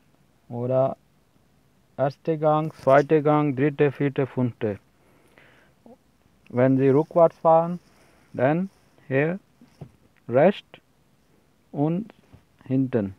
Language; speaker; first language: German; non-native, learner; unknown